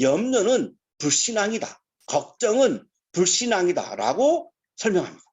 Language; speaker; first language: Korean; native; Korean